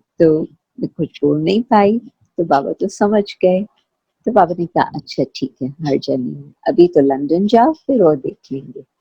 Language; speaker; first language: Hindi; non-native, fluent; Sindhi